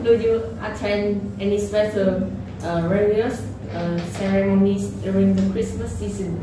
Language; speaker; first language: English; non-native, learner; Vietnamese